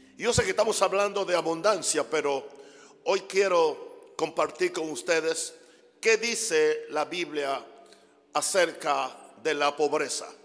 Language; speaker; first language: Spanish; non-native, fluent; English